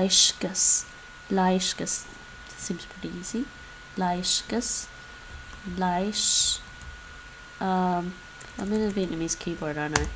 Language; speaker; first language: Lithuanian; non-native, learner; English